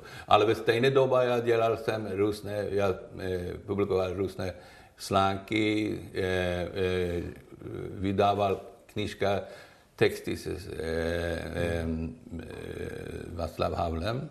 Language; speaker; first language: Czech; non-native, learner; Swedish